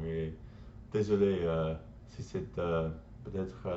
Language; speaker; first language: French; non-native, learner; English